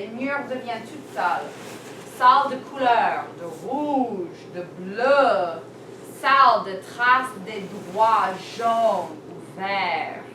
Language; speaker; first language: French; non-native, fluent; English